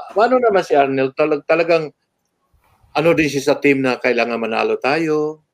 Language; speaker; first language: Filipino; native; Filipino